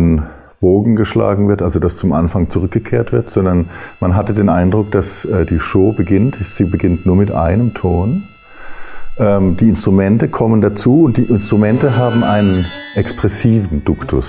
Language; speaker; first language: German; native; German